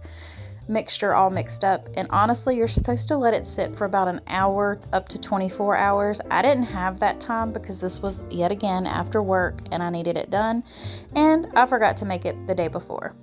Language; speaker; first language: English; native; English